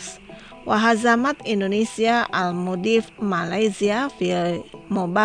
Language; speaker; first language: Arabic; non-native, fluent; Indonesian